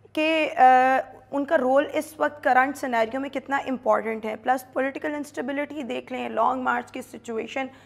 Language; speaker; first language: Urdu; native; Urdu